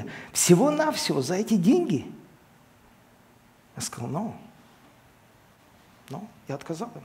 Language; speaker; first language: Russian; native; Russian